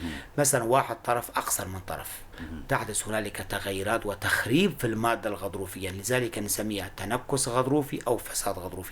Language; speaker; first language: Arabic; non-native, local second language; Kurdish